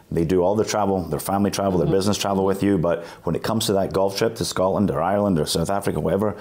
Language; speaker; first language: English; native; English